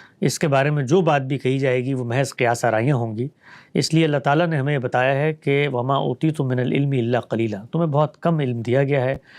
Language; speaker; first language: Urdu; native; Urdu